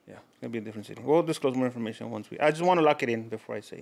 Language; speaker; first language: English; early bilingual, other home language; Spanish